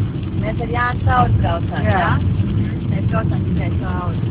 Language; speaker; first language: Latvian; non-native, learner; Dutch